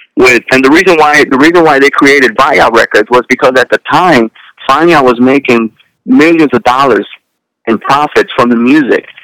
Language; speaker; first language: English; early bilingual, other home language; Spanish